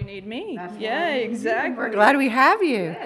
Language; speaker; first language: English; native; English